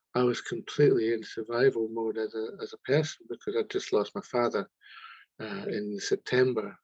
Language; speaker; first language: English; native; English